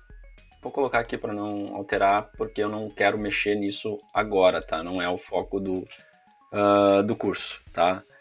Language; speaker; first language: Portuguese; native; Portuguese